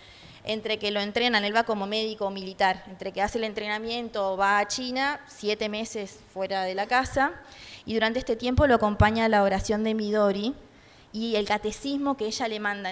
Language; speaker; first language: Spanish; native; Spanish